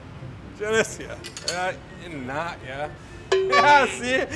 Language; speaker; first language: Indonesian; non-native, learner; English